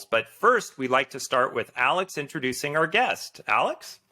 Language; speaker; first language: English; native; English